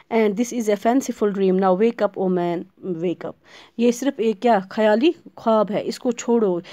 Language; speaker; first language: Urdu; non-native, local second language; Kashmiri